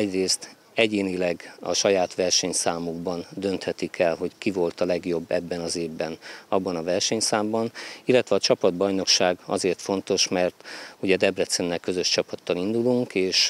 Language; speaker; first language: Hungarian; native; Hungarian